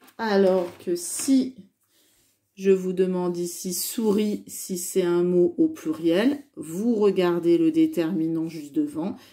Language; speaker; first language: French; native; French